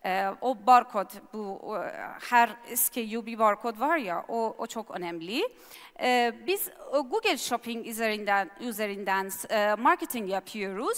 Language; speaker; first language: Turkish; non-native, learner; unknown